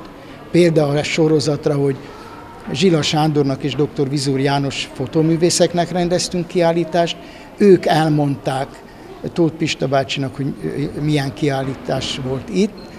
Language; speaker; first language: Hungarian; native; Hungarian